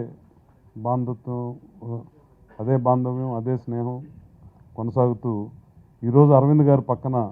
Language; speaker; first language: Telugu; native; Telugu